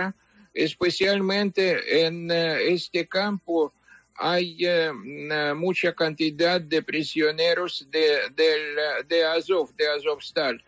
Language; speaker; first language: Spanish; non-native, fluent; Ukrainian